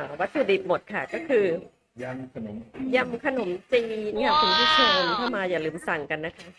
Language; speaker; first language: Thai; native; Thai